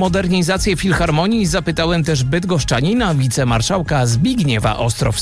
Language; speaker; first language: Polish; native; Polish